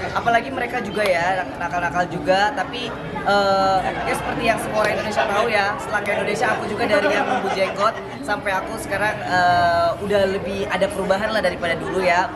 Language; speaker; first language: Indonesian; native; Indonesian